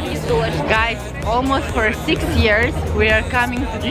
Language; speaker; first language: English; non-native, fluent; Ukrainian